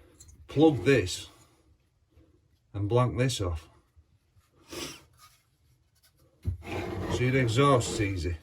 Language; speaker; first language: English; native; English